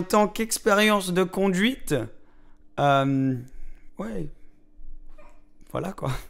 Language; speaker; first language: French; native; French